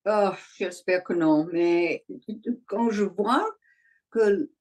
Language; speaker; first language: French; non-native, learner; English